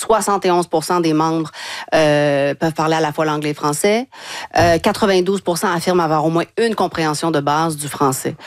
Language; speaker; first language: French; native; French